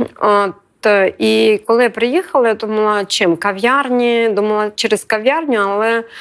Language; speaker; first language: Ukrainian; native; Ukrainian